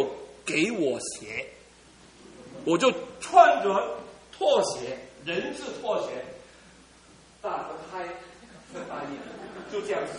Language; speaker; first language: Chinese; early bilingual, heritage; Cantonese